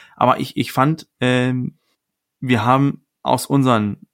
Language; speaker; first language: German; non-native, fluent; Danish